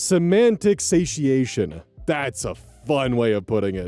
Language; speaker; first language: English; native; English